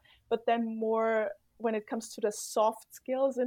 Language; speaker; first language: English; non-native, fluent; German